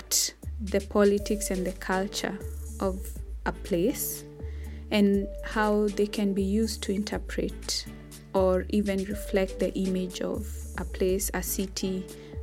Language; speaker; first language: English; non-native, local second language; Kikuyu